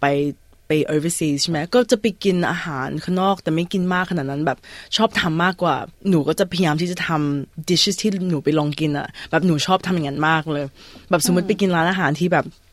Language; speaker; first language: Thai; early bilingual, heritage; Thai